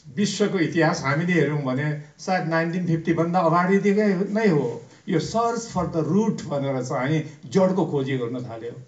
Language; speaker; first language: Nepali; non-native, local second language; Limburgish